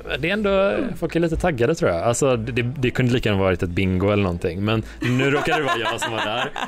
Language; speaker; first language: Swedish; native; Swedish